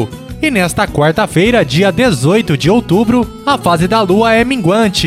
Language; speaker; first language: Portuguese; native; Portuguese